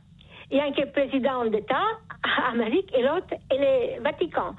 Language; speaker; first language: French; non-native, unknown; Polish